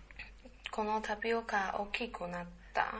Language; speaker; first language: Japanese; non-native, learner; Chinese